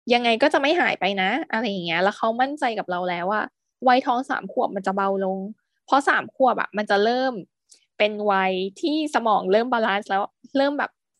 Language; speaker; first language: Thai; native; Thai